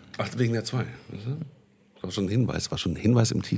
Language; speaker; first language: German; native; German